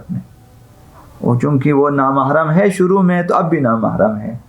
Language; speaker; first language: Urdu; non-native, local second language; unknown